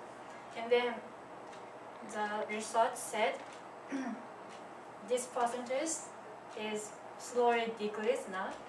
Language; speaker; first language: English; non-native, learner; Japanese